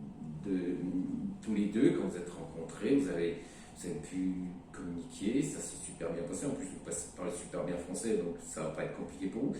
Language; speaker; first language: French; native; French